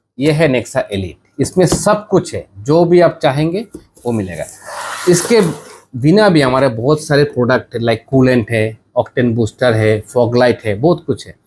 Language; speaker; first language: Hindi; non-native, learner; Bangla